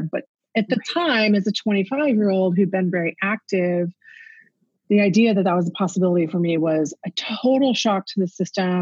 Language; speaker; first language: English; native; English